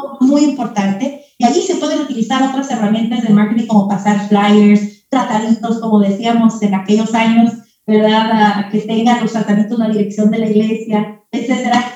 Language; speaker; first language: Spanish; early bilingual, heritage; Spanish